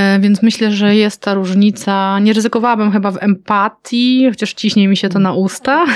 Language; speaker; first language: Polish; native; Polish